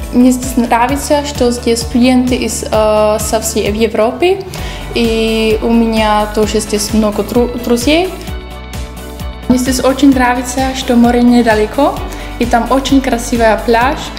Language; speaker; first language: Russian; non-native, learner; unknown